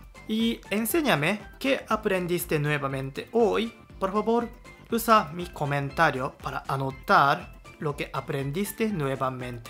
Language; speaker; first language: Spanish; non-native, learner; Japanese